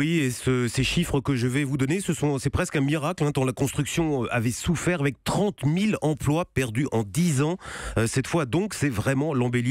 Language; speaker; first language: French; native; French